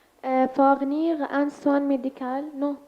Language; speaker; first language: French; non-native, learner; Arabic